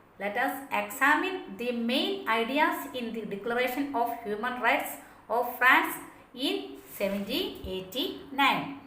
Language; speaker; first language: English; non-native, local second language; Malayalam